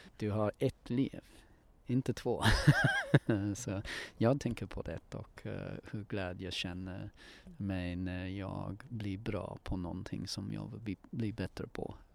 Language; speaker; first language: Swedish; non-native, learner; English